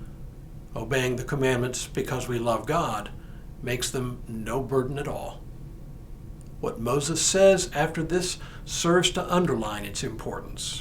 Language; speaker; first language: English; native; English